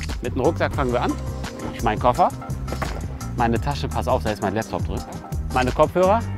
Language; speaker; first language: German; native; German